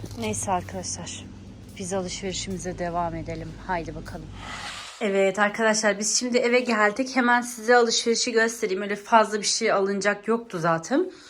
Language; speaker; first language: Turkish; early bilingual, heritage; Turkish